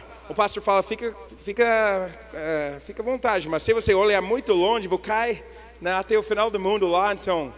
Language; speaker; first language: Portuguese; non-native, learner; English